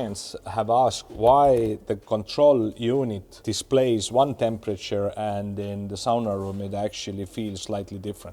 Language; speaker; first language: English; non-native, fluent; Estonian